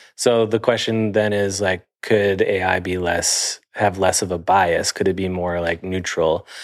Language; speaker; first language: English; native; English